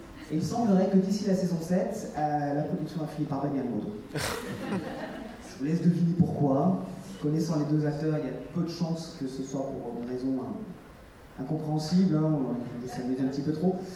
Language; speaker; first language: French; native; French